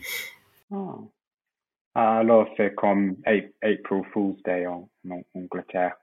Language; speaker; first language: French; non-native, fluent; English